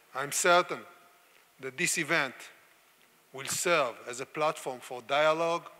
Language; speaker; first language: English; non-native, fluent; Hebrew